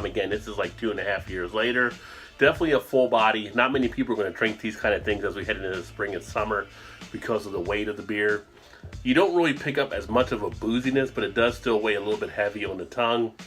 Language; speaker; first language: English; native; English